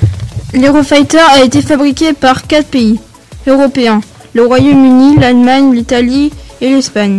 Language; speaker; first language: French; native; French